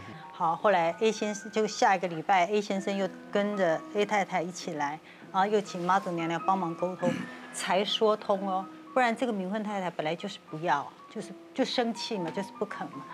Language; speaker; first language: Chinese; native; Chinese